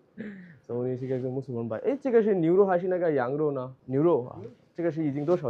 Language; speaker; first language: Chinese; non-native, learner; Bangla